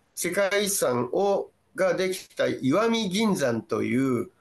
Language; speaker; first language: Japanese; native; Japanese